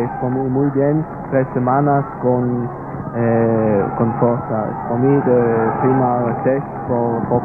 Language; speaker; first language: Spanish; non-native, learner; German